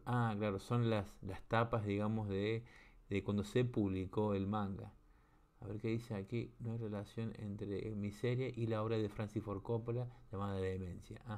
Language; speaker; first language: Spanish; native; Spanish